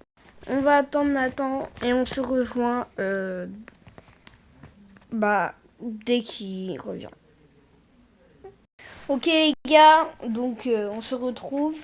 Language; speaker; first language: French; native; French